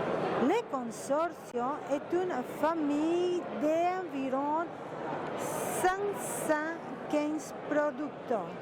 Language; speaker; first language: French; non-native, fluent; Spanish